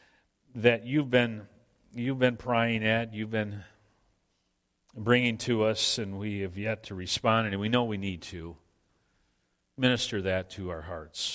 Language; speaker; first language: English; native; English